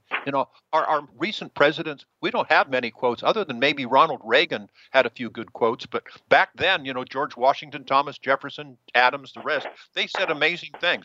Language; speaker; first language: English; native; English